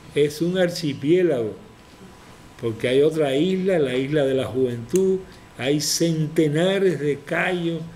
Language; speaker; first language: Spanish; native; Spanish